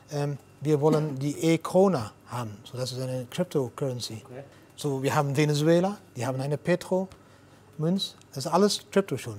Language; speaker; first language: German; non-native, learner; Dutch